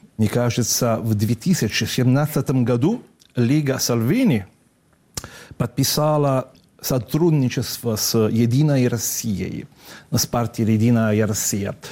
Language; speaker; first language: Russian; non-native, fluent; Italian